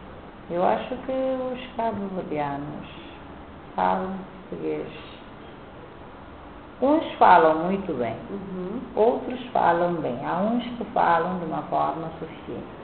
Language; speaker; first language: Portuguese; non-native, local second language; Kabuverdianu